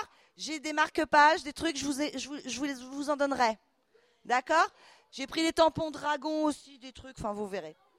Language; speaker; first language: French; native; French